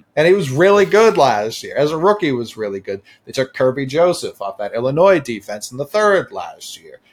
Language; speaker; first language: English; native; English